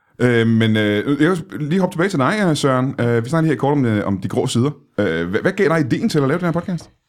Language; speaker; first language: Danish; native; Danish